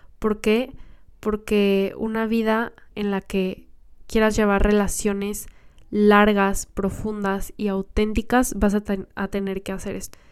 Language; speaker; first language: Spanish; native; Spanish